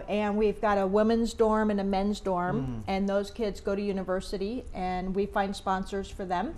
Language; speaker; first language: English; native; English